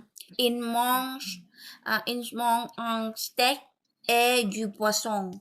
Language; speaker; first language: French; non-native, learner; Vietnamese